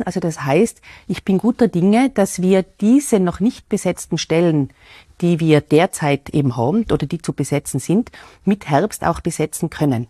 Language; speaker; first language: German; native; German